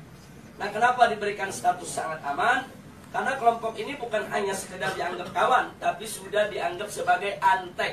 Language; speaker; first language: Indonesian; native; Indonesian